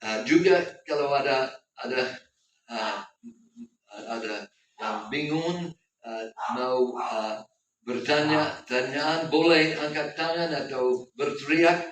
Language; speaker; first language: Indonesian; non-native, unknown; English